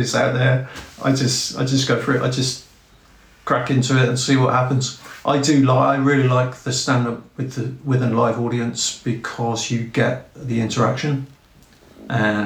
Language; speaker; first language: English; native; English